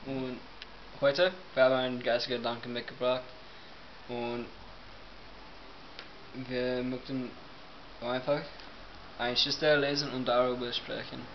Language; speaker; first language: German; non-native, learner; English